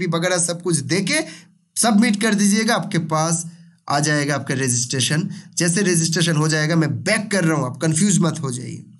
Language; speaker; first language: Hindi; non-native, local second language; Bangla